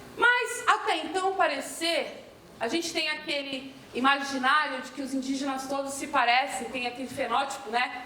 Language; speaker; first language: Portuguese; native; Portuguese